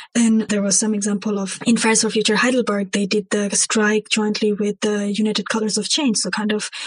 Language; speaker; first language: English; non-native, local second language; Bangla